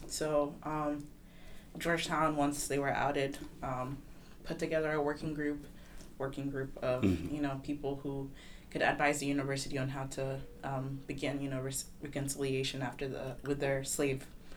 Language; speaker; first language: English; non-native, local second language; Kinyarwanda